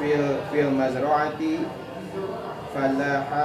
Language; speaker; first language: Arabic; non-native, learner; Indonesian